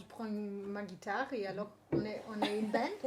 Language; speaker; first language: French; non-native, learner; English